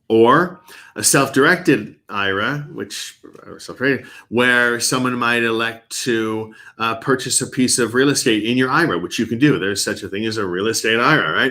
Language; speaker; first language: English; native; English